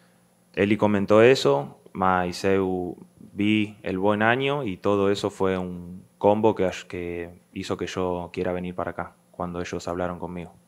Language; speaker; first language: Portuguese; non-native, learner; Spanish